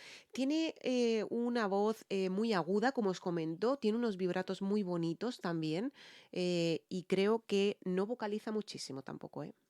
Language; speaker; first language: Spanish; native; Spanish